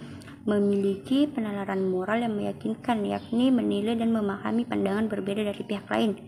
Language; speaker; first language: Indonesian; native; Indonesian